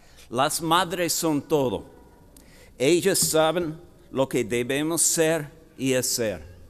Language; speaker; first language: Spanish; non-native, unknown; English